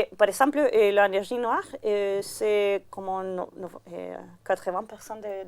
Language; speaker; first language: French; non-native, learner; Spanish